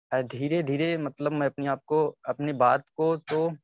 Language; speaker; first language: Hindi; native; Hindi